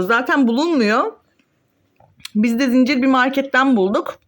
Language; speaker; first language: Turkish; native; Turkish